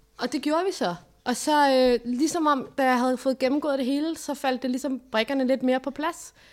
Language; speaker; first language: Danish; native; Danish